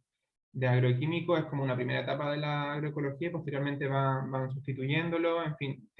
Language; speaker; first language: Spanish; native; Spanish